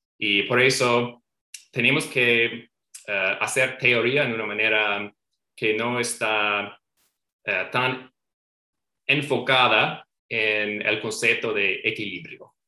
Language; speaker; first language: Spanish; non-native, fluent; English